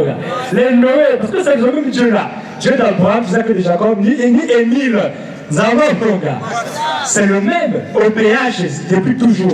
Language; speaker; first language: French; non-native, local second language; Lingala